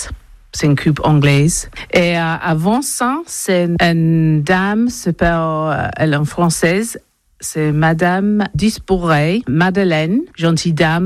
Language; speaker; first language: French; non-native, learner; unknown